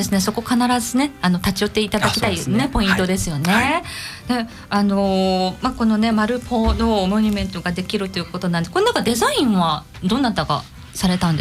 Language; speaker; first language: Japanese; native; Japanese